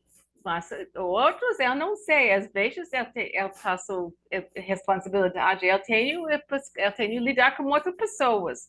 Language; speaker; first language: Portuguese; non-native, learner; English